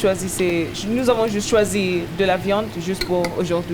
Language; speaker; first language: French; non-native, learner; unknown